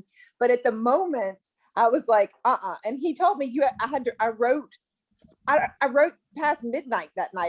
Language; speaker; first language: English; native; English